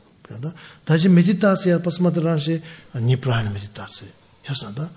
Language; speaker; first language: Russian; non-native, learner; Tibetan